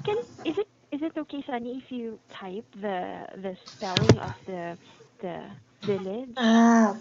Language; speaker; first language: English; non-native, fluent; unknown